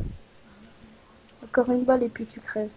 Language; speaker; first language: French; native; French